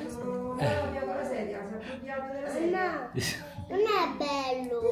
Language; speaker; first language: Italian; early bilingual, other home language; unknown